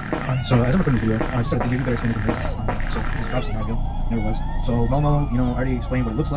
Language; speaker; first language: English; native; English